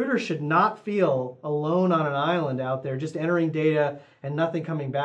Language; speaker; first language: English; native; English